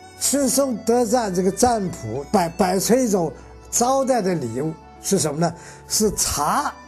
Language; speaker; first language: Chinese; native; Chinese